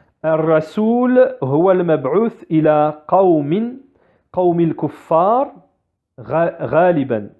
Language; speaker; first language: Arabic; non-native, fluent; French